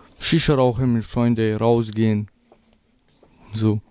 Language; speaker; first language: German; non-native, learner; Albanian